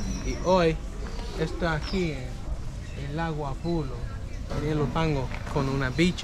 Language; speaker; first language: Spanish; non-native, fluent; English